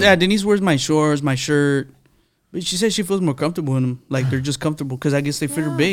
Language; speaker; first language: English; early bilingual, other home language; Spanish